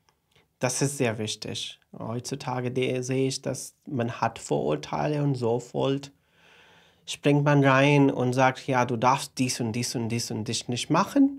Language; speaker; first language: German; non-native, fluent; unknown